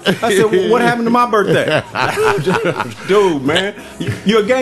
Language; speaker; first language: English; native; English